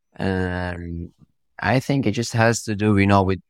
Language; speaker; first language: English; non-native, fluent; Italian